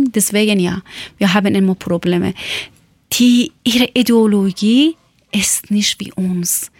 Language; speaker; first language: German; non-native, learner; Persian